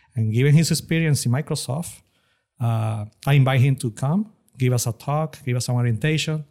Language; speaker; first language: English; non-native, fluent; Spanish